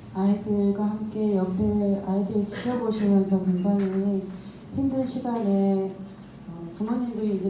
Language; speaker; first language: Korean; native; Korean